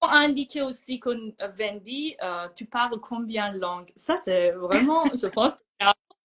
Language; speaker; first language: French; non-native, fluent; Persian